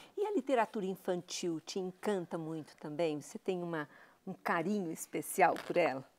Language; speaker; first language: Portuguese; native; Portuguese